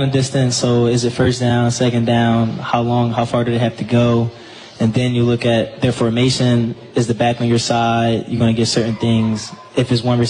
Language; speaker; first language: English; native; English